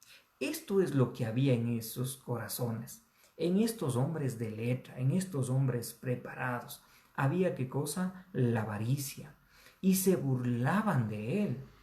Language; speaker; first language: Spanish; native; Spanish